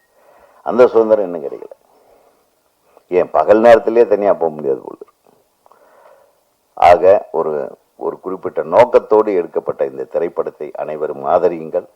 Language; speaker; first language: Tamil; native; Tamil